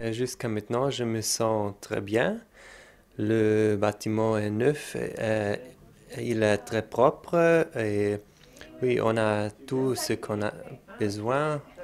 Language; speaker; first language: French; non-native, fluent; German